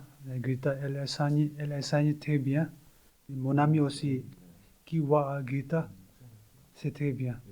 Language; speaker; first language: French; non-native, learner; Tibetan